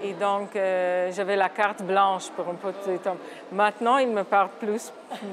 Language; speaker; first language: French; non-native, fluent; Hebrew